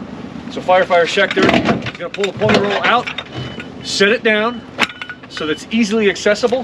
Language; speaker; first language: English; native; English